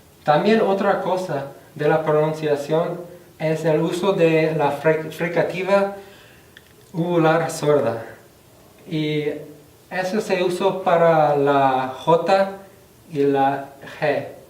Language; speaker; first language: Spanish; non-native, fluent; English